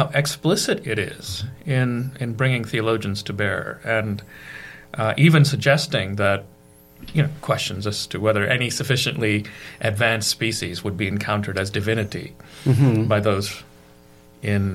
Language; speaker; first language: English; non-native, local second language; Malayalam